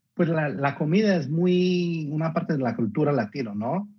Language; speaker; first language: Spanish; early bilingual, heritage; Spanish